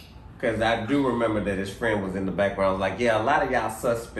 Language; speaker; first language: English; native; English